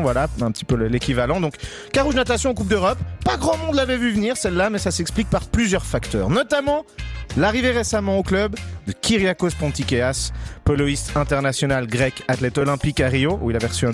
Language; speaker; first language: French; native; French